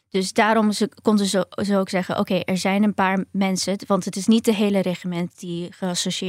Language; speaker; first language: Dutch; early bilingual, other home language; Ukrainian